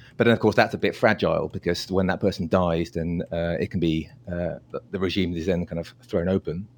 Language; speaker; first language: English; native; English